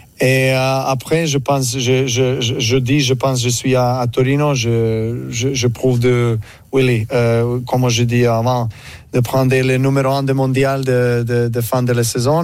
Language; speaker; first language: French; non-native, learner; Serbian